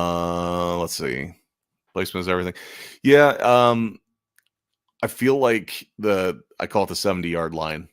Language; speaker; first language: English; native; English